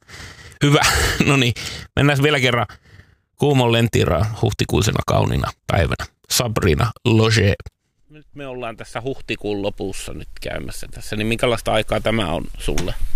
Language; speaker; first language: Finnish; native; Finnish